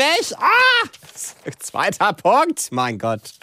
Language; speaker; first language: German; native; German